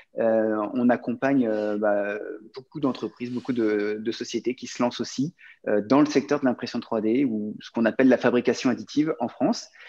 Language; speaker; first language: French; native; French